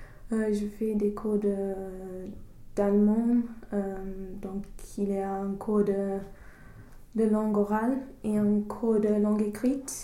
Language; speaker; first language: French; non-native, fluent; English